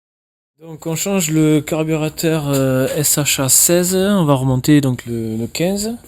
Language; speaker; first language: French; native; French